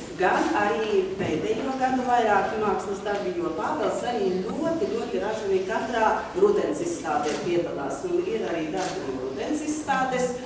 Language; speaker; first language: Latvian; native; Latvian